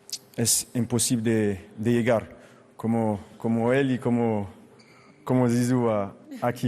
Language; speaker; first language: Spanish; non-native, fluent; French